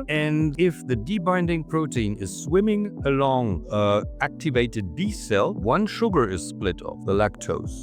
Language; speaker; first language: English; non-native, fluent; German